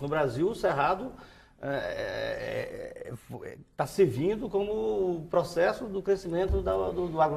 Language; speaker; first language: Portuguese; native; Portuguese